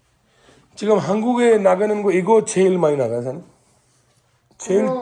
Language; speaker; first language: Korean; non-native, learner; Hindi